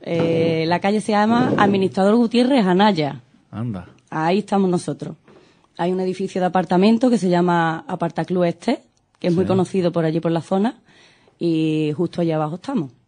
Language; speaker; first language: Spanish; native; Spanish